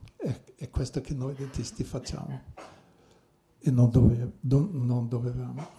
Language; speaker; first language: Italian; non-native, learner; Swedish